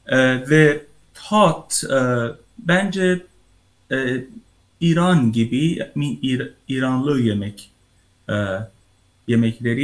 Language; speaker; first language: Turkish; non-native, learner; Persian